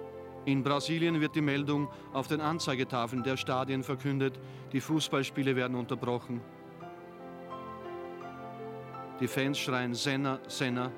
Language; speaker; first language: German; native; German